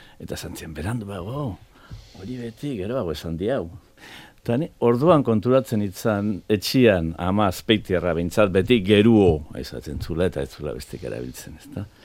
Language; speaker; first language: Basque; native; Basque